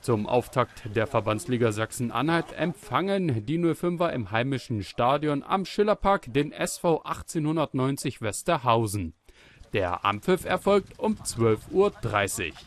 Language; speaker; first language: German; native; German